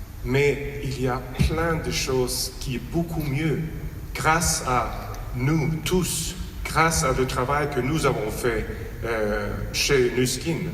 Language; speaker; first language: French; non-native, fluent; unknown